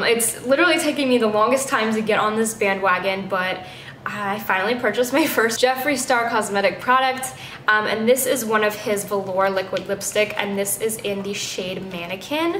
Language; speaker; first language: English; native; English